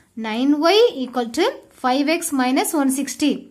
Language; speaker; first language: English; non-native, local second language; Tamil